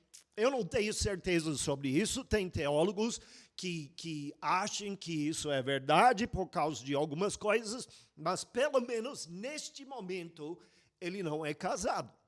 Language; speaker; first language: Portuguese; non-native, fluent; English